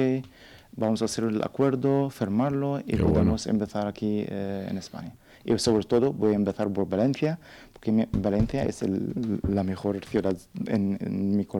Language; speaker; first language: Spanish; non-native, learner; Arabic